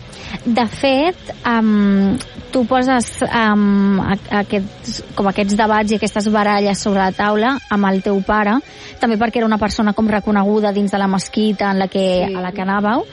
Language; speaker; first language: Catalan; native; Catalan